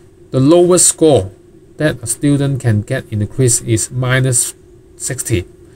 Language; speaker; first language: English; non-native, local second language; Cantonese